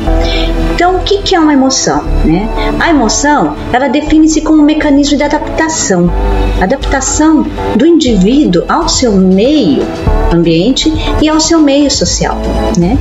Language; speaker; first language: Portuguese; native; Portuguese